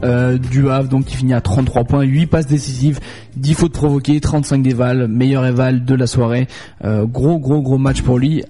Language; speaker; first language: French; native; French